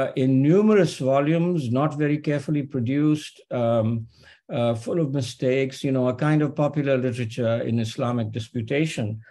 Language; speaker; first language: English; non-native, local second language; Urdu